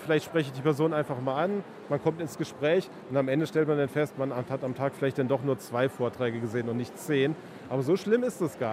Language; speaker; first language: German; native; German